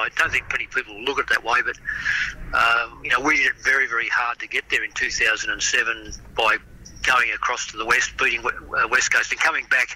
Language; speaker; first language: English; native; English